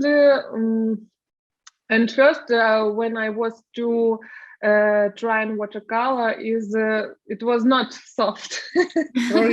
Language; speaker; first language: English; non-native, learner; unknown